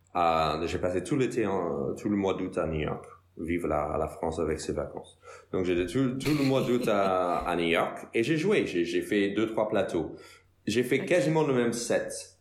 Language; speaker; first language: French; non-native, fluent; English